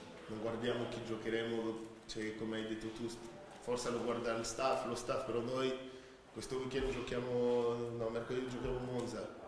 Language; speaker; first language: Italian; non-native, fluent; French